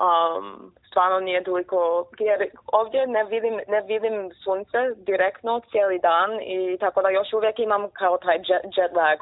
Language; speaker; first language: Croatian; early bilingual, heritage; Croatian